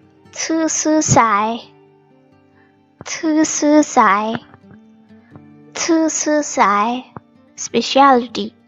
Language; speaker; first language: Chinese; non-native, fluent; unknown